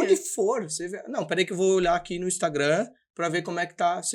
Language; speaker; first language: Portuguese; native; Portuguese